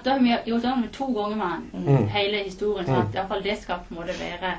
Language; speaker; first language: Norwegian; native; Norwegian